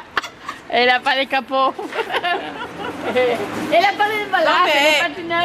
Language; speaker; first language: French; non-native, fluent; Spanish